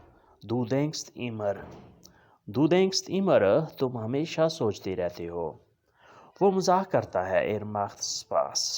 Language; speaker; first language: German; non-native, fluent; Urdu